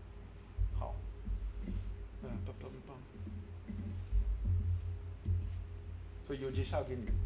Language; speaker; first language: Chinese; non-native, learner; French